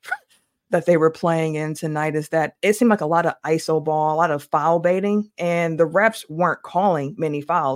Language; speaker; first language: English; native; English